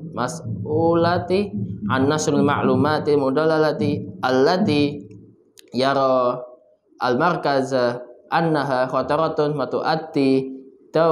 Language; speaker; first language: Arabic; non-native, learner; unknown